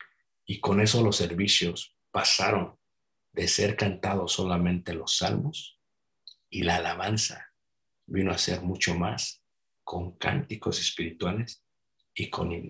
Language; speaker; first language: Spanish; native; Spanish